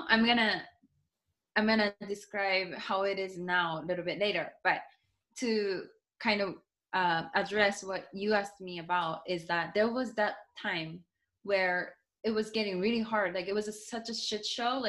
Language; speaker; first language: English; non-native, fluent; Japanese